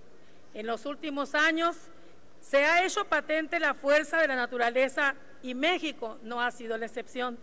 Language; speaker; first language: Spanish; native; Spanish